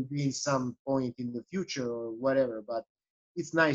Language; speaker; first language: English; non-native, fluent; Serbian